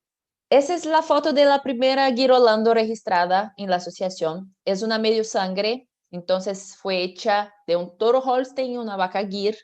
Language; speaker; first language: Spanish; non-native, fluent; Portuguese